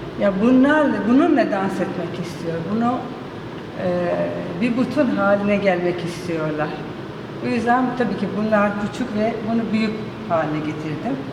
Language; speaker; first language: Turkish; non-native, fluent; Persian